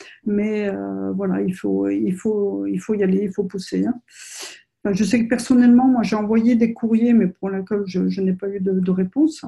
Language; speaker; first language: French; native; French